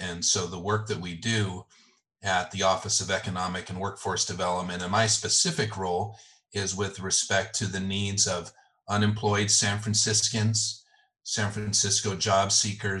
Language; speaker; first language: English; native; English